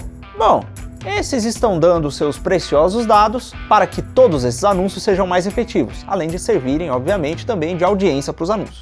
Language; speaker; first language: Portuguese; native; Portuguese